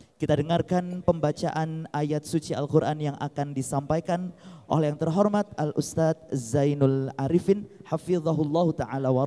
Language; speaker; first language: Indonesian; native; Indonesian